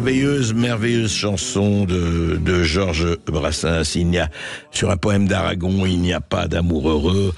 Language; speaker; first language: French; native; French